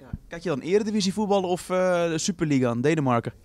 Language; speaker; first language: Dutch; native; Dutch